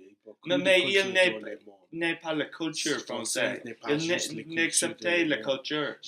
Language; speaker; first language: French; non-native, learner; English